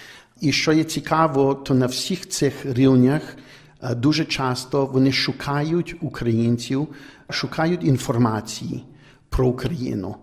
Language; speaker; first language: Ukrainian; early bilingual, heritage; Ukrainian